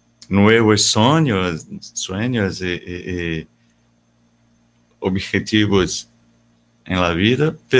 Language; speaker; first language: Spanish; non-native, learner; Portuguese